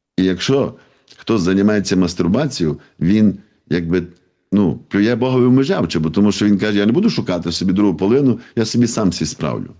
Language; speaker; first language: Ukrainian; native; Ukrainian